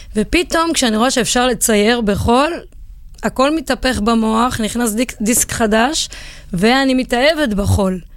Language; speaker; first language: Hebrew; native; Hebrew